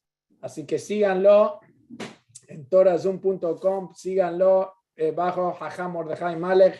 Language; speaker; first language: Spanish; native; Spanish